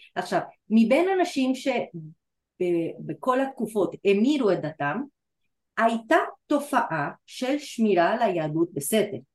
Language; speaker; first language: Hebrew; non-native, fluent; Spanish